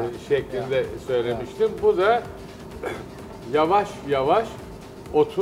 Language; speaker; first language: Turkish; native; Turkish